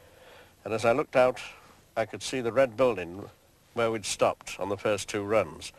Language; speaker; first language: English; native; English